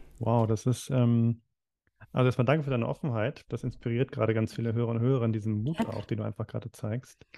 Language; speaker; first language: German; native; German